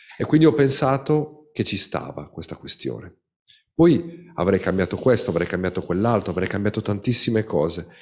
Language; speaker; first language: Italian; native; Italian